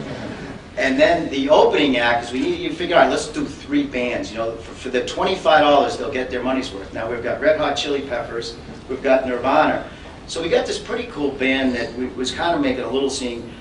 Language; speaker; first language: English; native; English